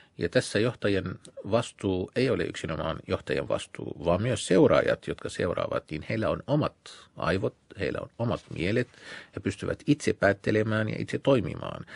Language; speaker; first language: Finnish; non-native, fluent; Arabic